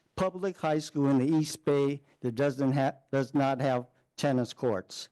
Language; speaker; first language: English; native; English